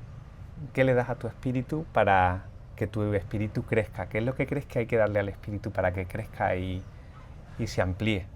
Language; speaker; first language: Spanish; native; Spanish